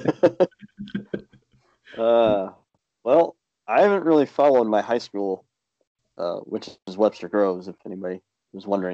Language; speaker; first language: English; native; English